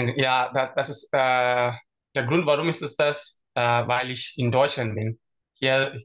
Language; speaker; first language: German; non-native, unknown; Tamil